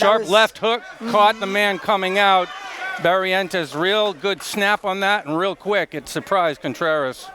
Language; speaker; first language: English; native; English